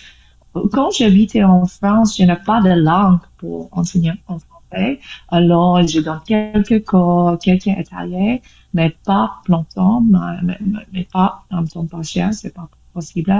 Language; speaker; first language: French; non-native, learner; English